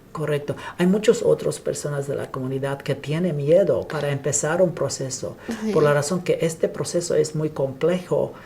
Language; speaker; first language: Spanish; non-native, learner; English